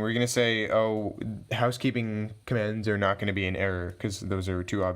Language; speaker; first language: English; native; English